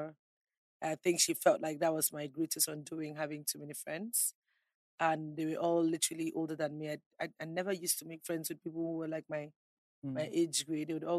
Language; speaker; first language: English; non-native, local second language; Ibibio